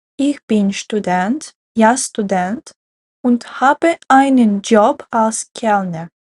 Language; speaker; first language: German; non-native, fluent; Ukrainian